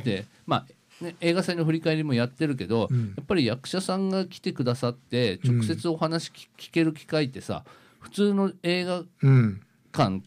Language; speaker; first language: Japanese; native; Japanese